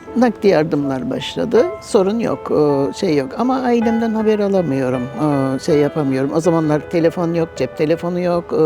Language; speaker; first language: Turkish; native; Turkish